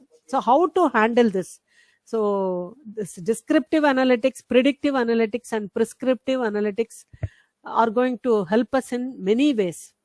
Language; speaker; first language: English; non-native, local second language; Tamil